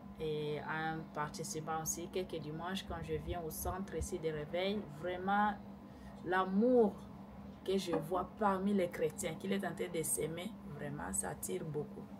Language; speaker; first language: French; non-native, local second language; Lingala